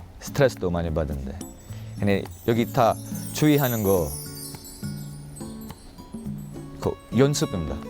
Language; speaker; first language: Korean; non-native, learner; English